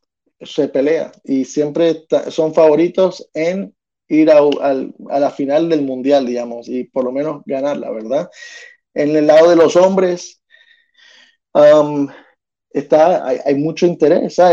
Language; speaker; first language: Spanish; early bilingual, heritage; Spanish